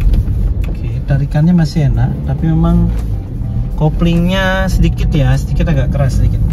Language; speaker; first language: Indonesian; native; Indonesian